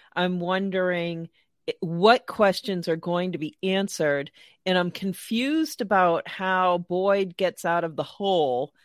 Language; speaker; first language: English; native; English